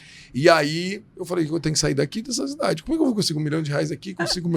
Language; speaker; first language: Portuguese; native; Portuguese